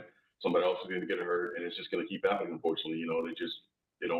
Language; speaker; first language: English; native; English